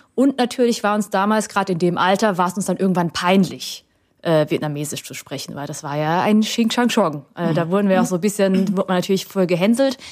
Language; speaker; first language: German; early bilingual, other home language; Vietnamese